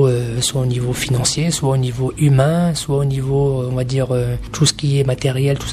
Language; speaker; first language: French; native; French